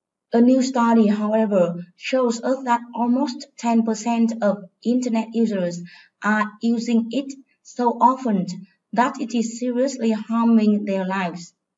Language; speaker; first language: English; non-native, fluent; Vietnamese